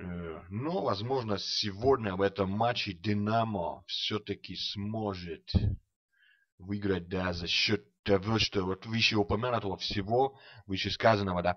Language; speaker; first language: Russian; non-native, fluent; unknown